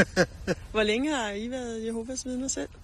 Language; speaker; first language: Danish; native; Danish